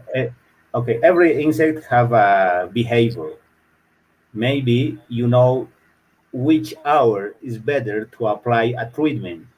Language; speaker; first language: English; non-native, learner; Spanish